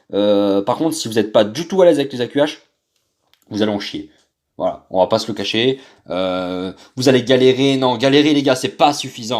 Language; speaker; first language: French; native; French